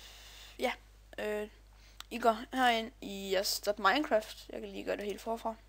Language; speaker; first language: Danish; native; Danish